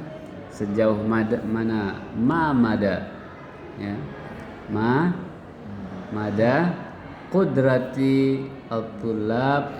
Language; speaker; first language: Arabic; non-native, fluent; Indonesian